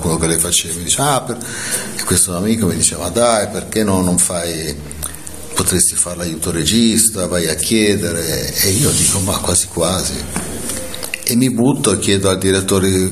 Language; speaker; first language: Italian; native; Italian